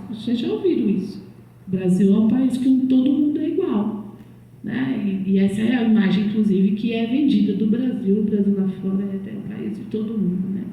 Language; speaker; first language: Portuguese; native; Portuguese